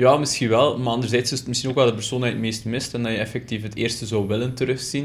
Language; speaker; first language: Dutch; native; Dutch